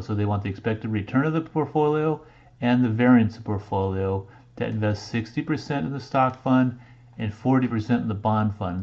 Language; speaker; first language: English; native; English